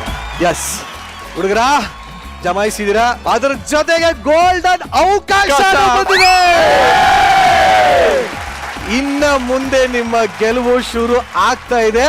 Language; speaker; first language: Kannada; native; Kannada